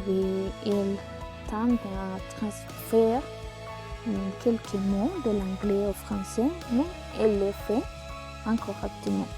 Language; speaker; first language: French; non-native, learner; Spanish